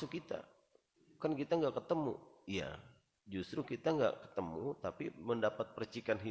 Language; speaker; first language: Indonesian; native; Indonesian